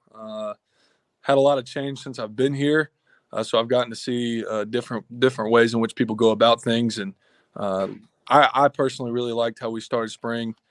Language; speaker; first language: English; native; English